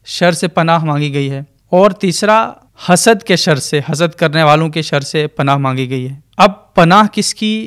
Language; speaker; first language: Urdu; native; Urdu